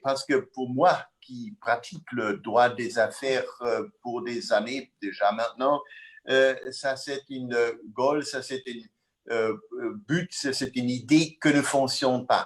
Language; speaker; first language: French; non-native, fluent; German